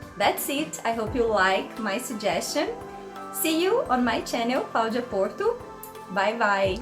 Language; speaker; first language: English; non-native, fluent; Portuguese